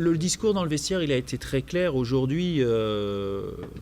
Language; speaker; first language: French; native; French